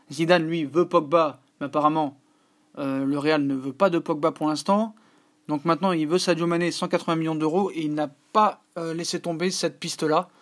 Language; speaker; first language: French; native; French